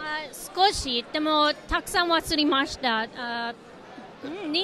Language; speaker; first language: Japanese; non-native, learner; English